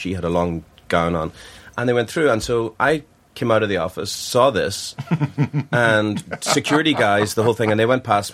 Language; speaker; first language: English; native; English